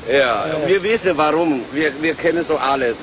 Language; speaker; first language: German; non-native, learner; Chinese